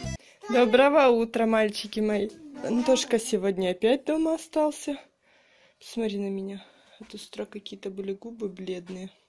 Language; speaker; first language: Russian; native; Russian